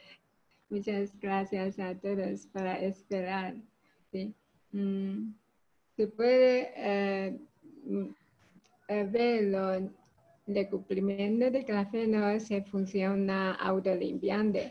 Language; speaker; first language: Spanish; non-native, learner; Chinese